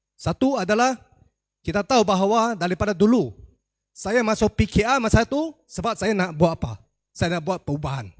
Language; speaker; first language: Malay; non-native, local second language; Chinese